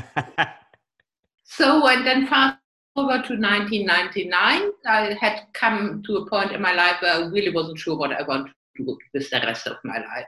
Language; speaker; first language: English; non-native, fluent; German